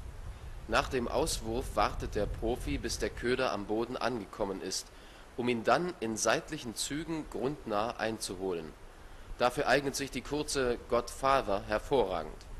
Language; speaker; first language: German; native; German